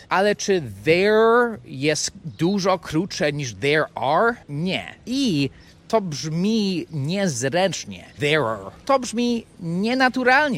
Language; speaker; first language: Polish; non-native, fluent; English